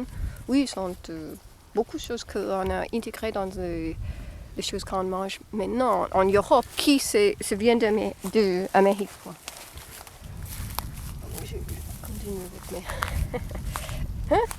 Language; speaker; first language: French; non-native, fluent; English